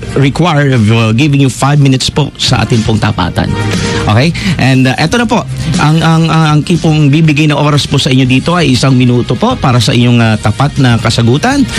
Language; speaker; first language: Filipino; non-native, local second language; Pangasinan